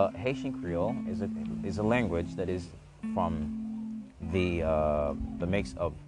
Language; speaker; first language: English; non-native, fluent; Haitian Creole